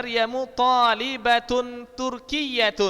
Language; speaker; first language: Arabic; non-native, fluent; Indonesian